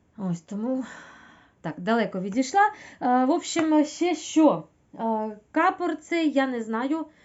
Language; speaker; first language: Ukrainian; non-native, local second language; Russian